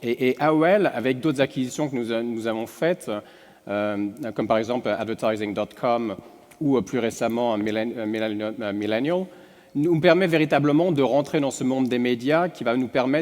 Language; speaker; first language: French; native; French